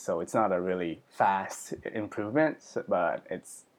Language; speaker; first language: English; early bilingual, other home language; Japanese